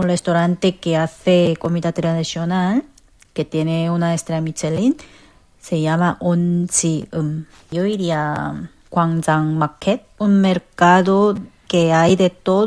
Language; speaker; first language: Spanish; non-native, fluent; Korean